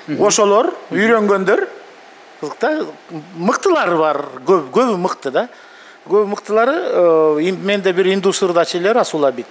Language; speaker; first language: Kyrgyz; non-native, local second language; Russian